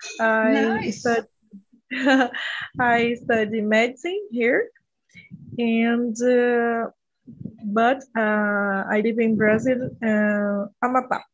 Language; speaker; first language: English; non-native, learner; Portuguese